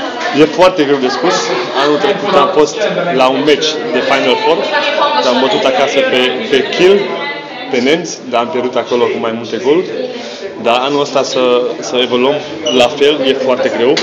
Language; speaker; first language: Romanian; non-native, local second language; Hungarian